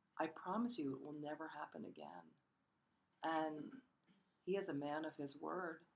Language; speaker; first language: English; early bilingual, other home language; Korean